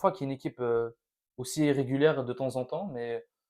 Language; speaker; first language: French; native; French